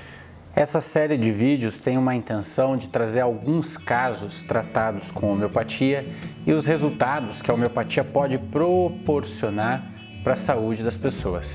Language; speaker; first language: Portuguese; native; Portuguese